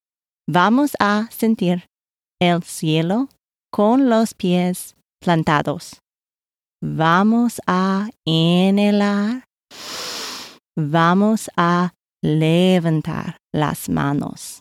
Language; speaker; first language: Spanish; non-native, learner; English